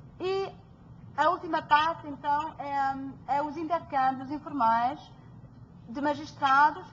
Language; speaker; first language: Portuguese; early bilingual, heritage; Portuguese